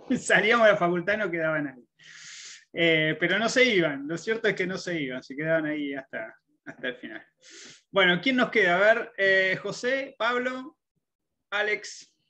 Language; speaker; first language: Spanish; native; Spanish